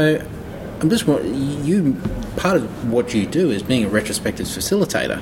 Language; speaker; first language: English; native; English